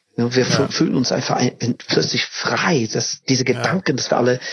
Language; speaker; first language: German; non-native, fluent; English